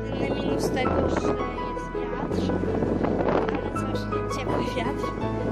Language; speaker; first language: Polish; native; Polish